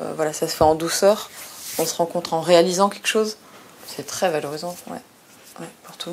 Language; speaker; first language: French; native; French